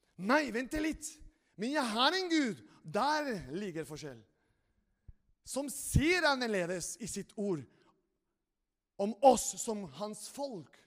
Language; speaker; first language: Norwegian; non-native, fluent; Spanish